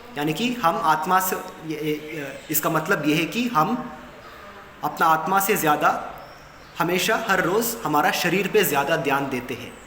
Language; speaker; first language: Hindi; non-native, local second language; Kannada